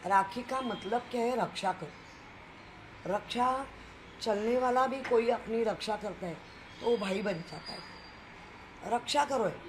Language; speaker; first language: Hindi; non-native, local second language; Marathi